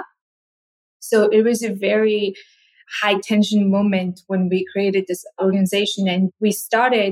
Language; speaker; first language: English; non-native, fluent; Korean